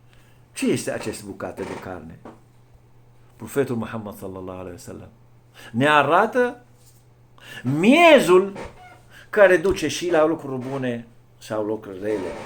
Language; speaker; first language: Romanian; non-native, fluent; Arabic